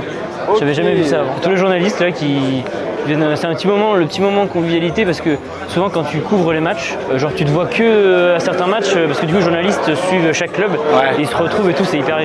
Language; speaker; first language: French; native; French